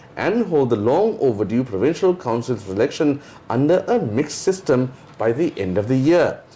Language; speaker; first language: English; non-native, local second language; Sinhala